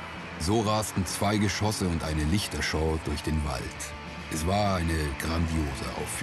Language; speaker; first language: German; native; German